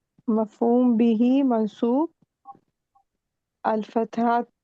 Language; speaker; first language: Arabic; non-native, learner; Urdu